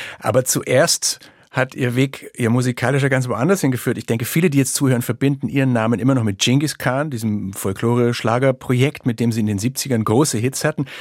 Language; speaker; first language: German; native; German